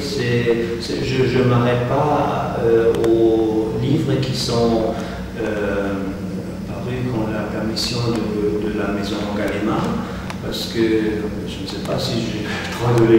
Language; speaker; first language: French; non-native, fluent; German